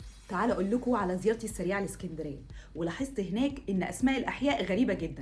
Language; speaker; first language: Arabic; native; Arabic